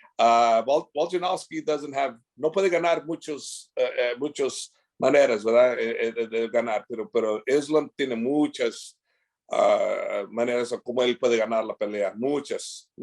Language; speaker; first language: Spanish; early bilingual, heritage; English